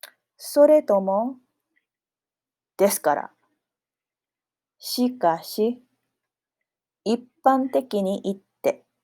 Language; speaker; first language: Japanese; non-native, fluent; English